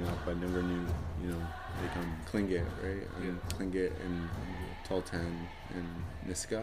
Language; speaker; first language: English; native; English